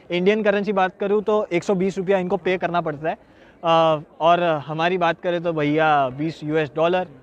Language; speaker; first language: Hindi; native; Hindi